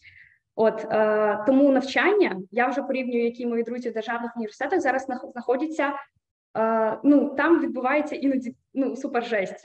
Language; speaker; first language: Ukrainian; native; Ukrainian